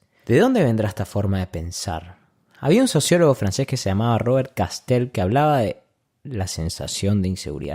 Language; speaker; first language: Spanish; native; Spanish